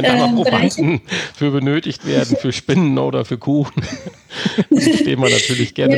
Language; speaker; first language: German; native; German